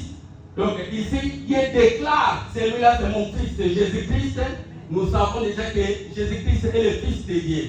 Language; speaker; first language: French; non-native, local second language; Lingala